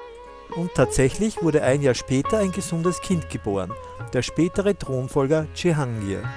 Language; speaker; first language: German; native; German